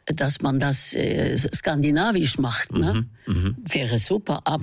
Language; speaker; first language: German; non-native, fluent; Norwegian